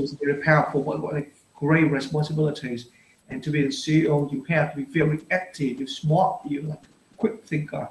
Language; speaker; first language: English; non-native, fluent; Vietnamese